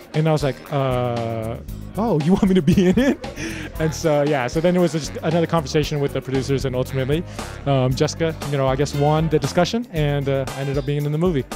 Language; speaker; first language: English; native; English